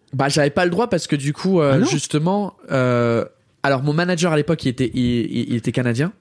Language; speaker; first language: French; early bilingual, heritage; English